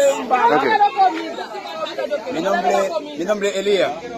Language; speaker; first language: Spanish; non-native, learner; Haitian Creole